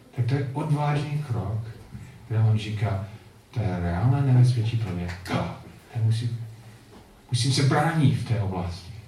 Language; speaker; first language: Czech; non-native, fluent; English